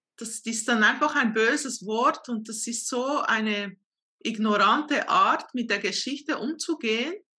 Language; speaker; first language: German; non-native, fluent; Portuguese